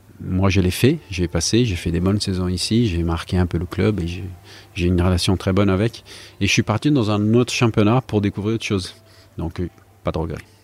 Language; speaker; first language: French; non-native, fluent; Portuguese